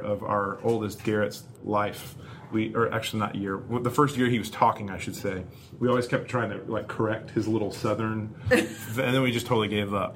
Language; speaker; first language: English; native; English